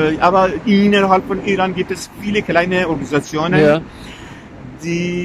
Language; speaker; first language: German; non-native, fluent; Persian